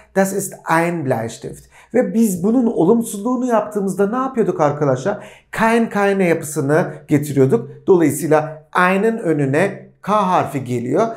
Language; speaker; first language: Turkish; native; Turkish